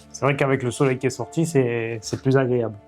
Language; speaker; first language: French; native; French